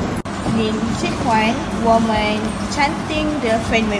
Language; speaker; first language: Chinese; non-native, learner; Malay